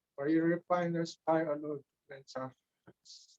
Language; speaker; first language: English; non-native, local second language; Filipino